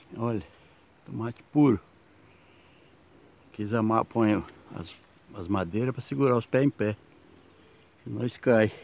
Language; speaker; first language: Portuguese; native; Portuguese